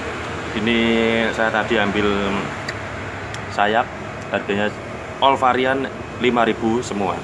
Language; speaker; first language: Indonesian; native; Indonesian